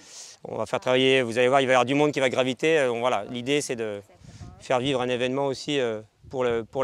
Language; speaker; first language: French; native; French